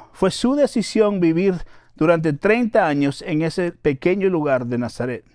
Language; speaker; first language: Spanish; native; Spanish